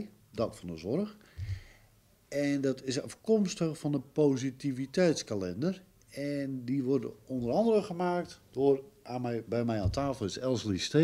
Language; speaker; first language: Dutch; native; Dutch